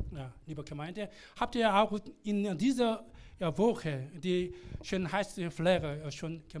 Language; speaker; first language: German; non-native, learner; Korean